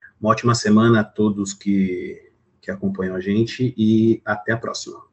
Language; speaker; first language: Portuguese; native; Portuguese